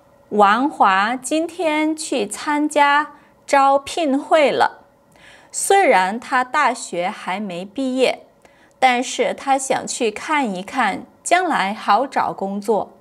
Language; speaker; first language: Chinese; non-native, fluent; Portuguese